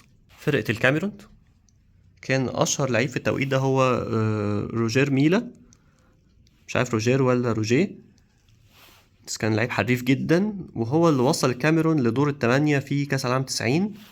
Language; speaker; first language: Arabic; native; Arabic